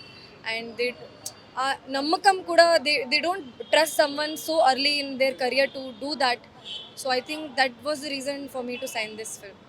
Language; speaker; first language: Telugu; non-native, fluent; Hindi